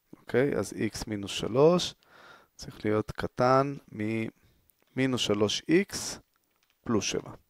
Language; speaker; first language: Hebrew; native; Hebrew